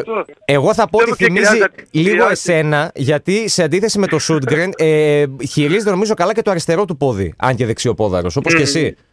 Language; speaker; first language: Greek; native; Greek